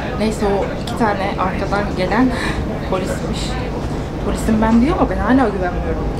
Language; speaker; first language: Turkish; early bilingual, heritage; Turkish